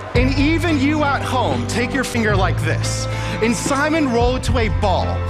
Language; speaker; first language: English; native; English